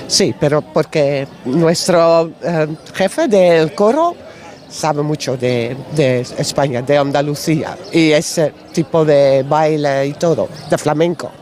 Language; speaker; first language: Spanish; non-native, learner; Dutch